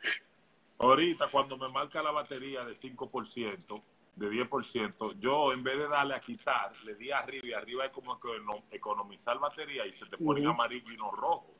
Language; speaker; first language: Spanish; native; Spanish